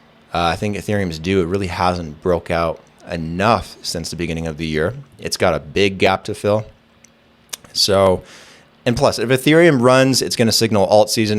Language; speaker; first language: English; native; English